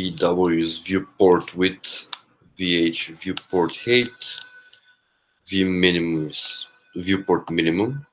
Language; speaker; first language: English; non-native, fluent; Korean